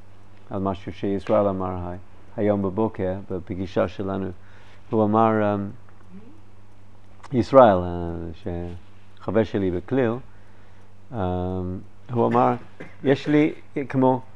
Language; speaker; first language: Hebrew; non-native, fluent; English